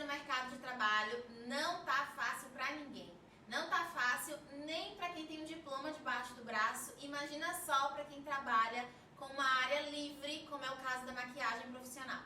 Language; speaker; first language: Portuguese; native; Portuguese